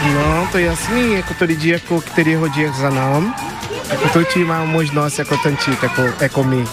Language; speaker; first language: Czech; non-native, learner; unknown